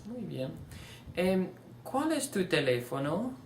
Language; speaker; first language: Spanish; non-native, fluent; English